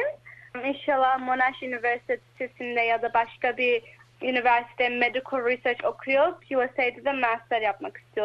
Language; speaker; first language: Turkish; early bilingual, heritage; Turkish